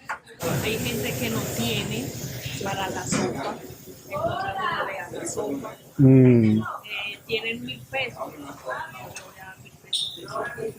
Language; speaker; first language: Spanish; native; Spanish